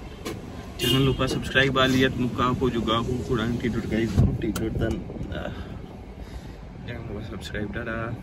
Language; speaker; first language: Indonesian; non-native, fluent; Urdu